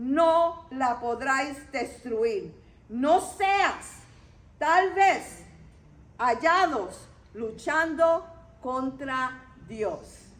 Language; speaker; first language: Spanish; native; Spanish